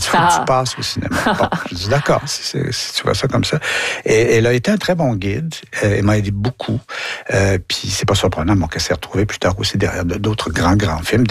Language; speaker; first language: French; native; French